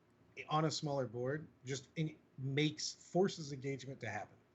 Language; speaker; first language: English; native; English